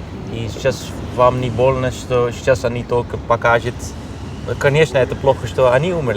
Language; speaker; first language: Russian; non-native, fluent; Dutch